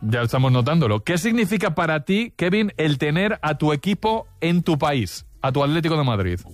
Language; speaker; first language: Spanish; native; Spanish